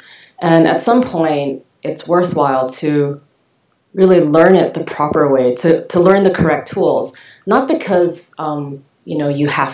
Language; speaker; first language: English; non-native, local second language; Cantonese